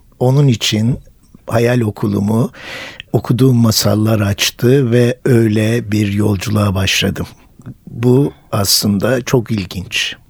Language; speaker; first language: Turkish; native; Turkish